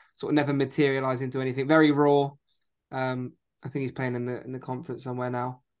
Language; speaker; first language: English; native; English